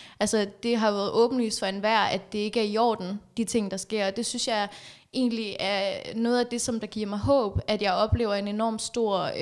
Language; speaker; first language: Danish; early bilingual, other home language; Persian